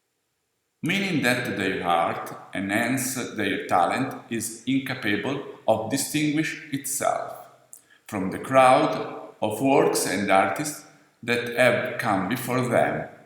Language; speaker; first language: English; non-native, fluent; Italian